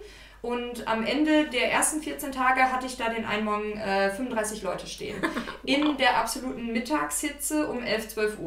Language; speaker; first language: German; native; German